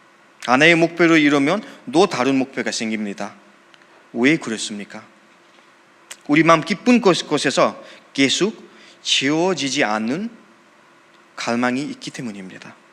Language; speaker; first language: Korean; non-native, fluent; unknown